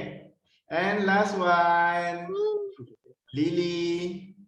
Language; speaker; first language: English; non-native, local second language; Malay